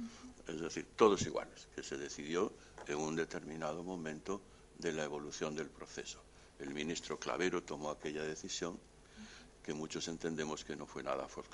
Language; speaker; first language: Spanish; native; Spanish